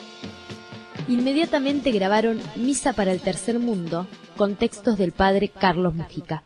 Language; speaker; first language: Spanish; native; Spanish